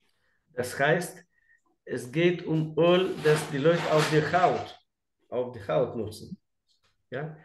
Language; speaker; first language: German; non-native, learner; Russian